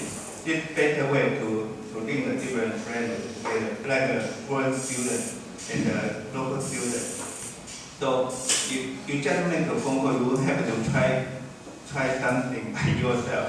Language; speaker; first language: English; non-native, fluent; Chinese